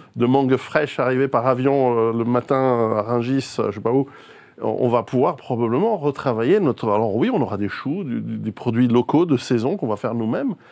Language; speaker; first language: French; native; French